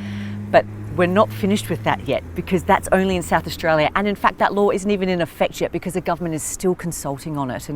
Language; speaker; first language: English; native; English